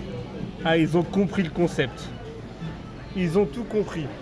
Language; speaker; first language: French; native; French